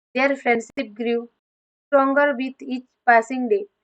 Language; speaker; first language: English; non-native, local second language; Gujarati